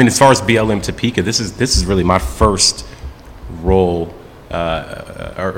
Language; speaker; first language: English; native; English